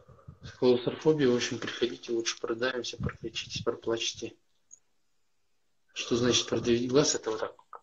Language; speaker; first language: Russian; native; Russian